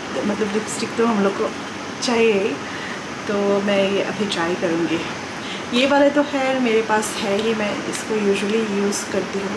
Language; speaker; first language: Hindi; non-native, local second language; Assamese